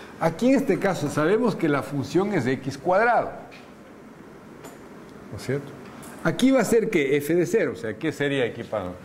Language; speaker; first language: Spanish; native; Spanish